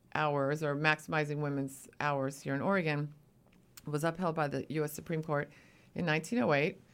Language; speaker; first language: English; native; English